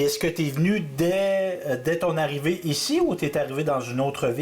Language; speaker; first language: French; native; French